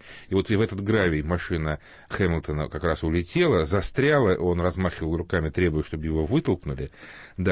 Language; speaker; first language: Russian; native; Russian